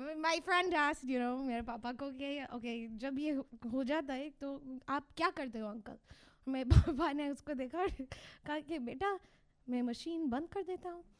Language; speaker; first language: Hindi; early bilingual, heritage; Hindi